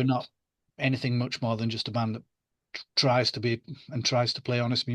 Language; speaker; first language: English; native; English